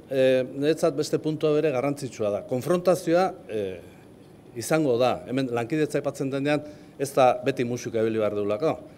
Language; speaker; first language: Basque; native; Basque